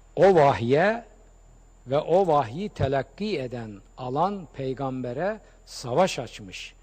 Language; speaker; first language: Turkish; native; Turkish